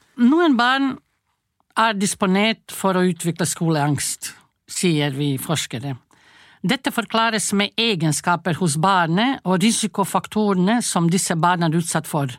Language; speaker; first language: Norwegian; non-native, fluent; Croatian